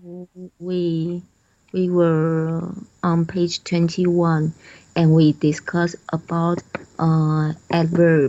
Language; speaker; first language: English; non-native, learner; Chinese